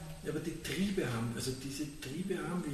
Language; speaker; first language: German; native; German